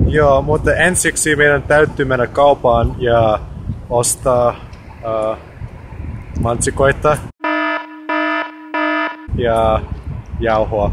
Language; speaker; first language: Finnish; non-native, learner; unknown